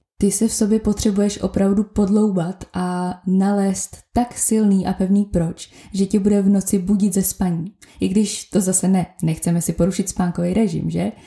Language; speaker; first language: Czech; native; Czech